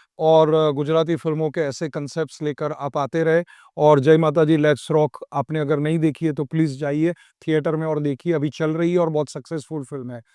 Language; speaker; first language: Hindi; non-native, local second language; Gujarati